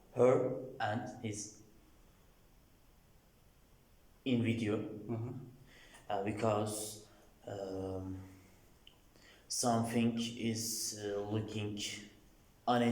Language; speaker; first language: English; non-native, learner; Turkish